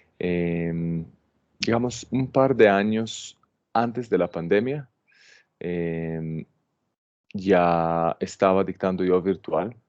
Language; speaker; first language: Spanish; non-native, fluent; Hebrew